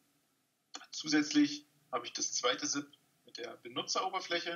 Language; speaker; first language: German; native; German